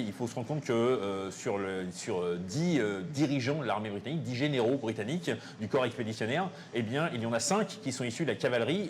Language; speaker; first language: French; native; French